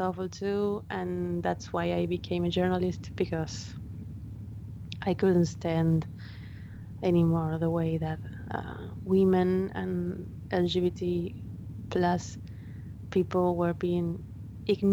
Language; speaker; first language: English; non-native, fluent; Spanish